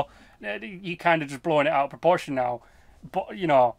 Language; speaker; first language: English; native; English